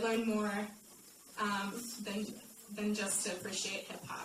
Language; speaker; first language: English; native; English